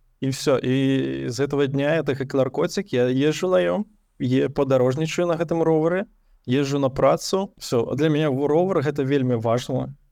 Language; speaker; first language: Belarusian; non-native, local second language; Russian